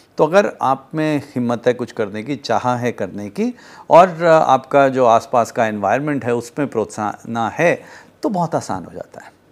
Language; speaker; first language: Hindi; native; Hindi